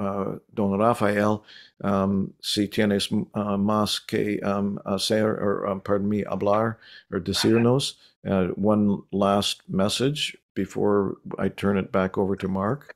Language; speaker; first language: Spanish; non-native, learner; English